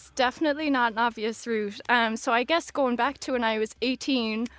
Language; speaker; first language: English; native; English